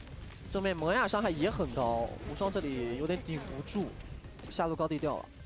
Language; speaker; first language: Chinese; native; Chinese